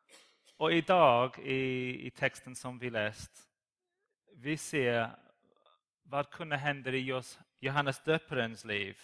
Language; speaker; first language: Swedish; non-native, learner; English